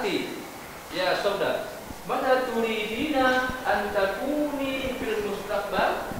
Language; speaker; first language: Arabic; non-native, fluent; Indonesian